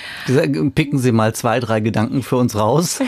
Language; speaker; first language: German; native; German